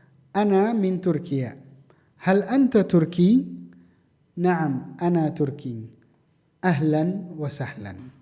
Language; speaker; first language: Arabic; non-native, fluent; Indonesian